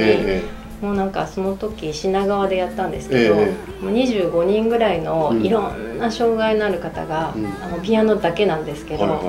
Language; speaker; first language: Japanese; native; Japanese